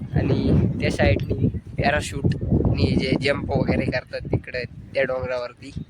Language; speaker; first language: Marathi; non-native, local second language; Kukna